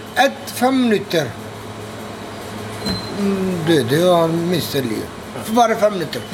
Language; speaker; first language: Norwegian; non-native, learner; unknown